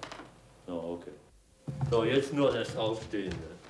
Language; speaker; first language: German; non-native, fluent; French